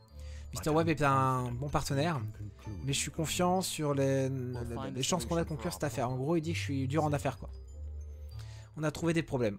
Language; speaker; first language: French; native; French